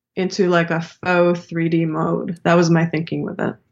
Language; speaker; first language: English; early bilingual, other home language; Hebrew